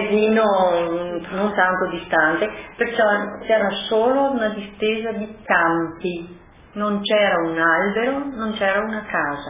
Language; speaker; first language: Italian; early bilingual, other home language; French